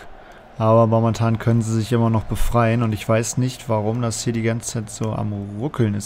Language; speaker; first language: German; native; German